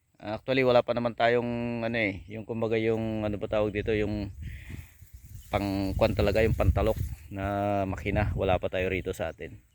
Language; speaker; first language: Filipino; non-native, local second language; Iloko